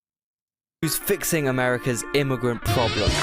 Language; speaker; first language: English; native; English